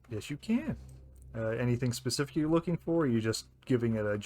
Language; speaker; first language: English; native; English